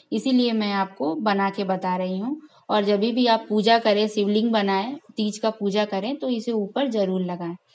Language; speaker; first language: Hindi; native; Hindi